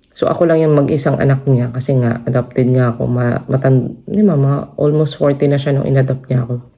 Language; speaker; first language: Filipino; non-native, local second language; Cebuano